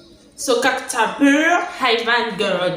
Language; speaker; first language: Turkish; non-native, learner; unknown